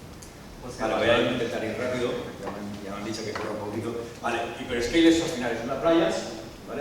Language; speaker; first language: Spanish; native; Spanish